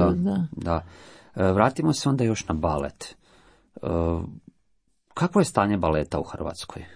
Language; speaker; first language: Croatian; native; Croatian